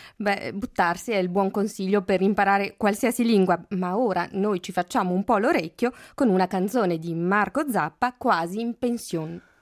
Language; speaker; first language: Italian; native; Italian